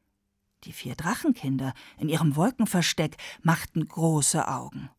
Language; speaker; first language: German; native; German